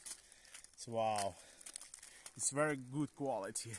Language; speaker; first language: English; non-native, learner; Ukrainian